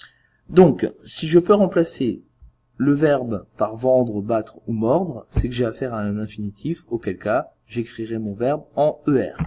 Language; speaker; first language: French; native; French